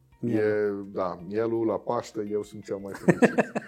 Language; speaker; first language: Romanian; non-native, learner; Dutch